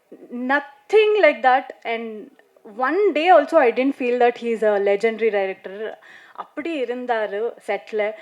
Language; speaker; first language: Tamil; non-native, fluent; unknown